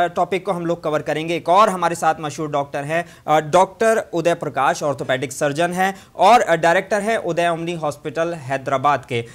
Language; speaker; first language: Hindi; non-native, local second language; Urdu